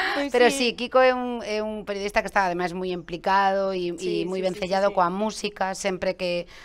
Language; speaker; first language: Galician; native; Galician